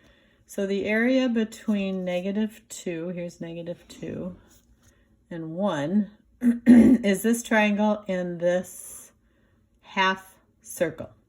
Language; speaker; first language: English; native; English